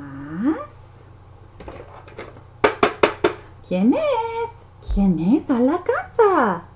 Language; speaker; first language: Spanish; non-native, learner; English